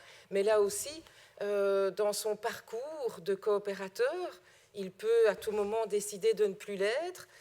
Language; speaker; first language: French; native; French